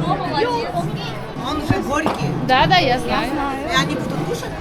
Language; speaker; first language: Russian; non-native, local second language; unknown